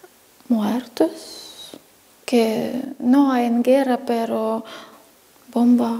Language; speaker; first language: Spanish; non-native, learner; Ukrainian